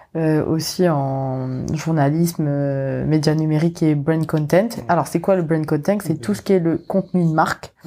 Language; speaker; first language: French; non-native, local second language; Morisyen